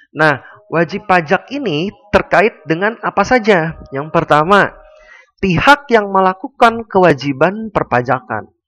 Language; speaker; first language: Indonesian; native; Indonesian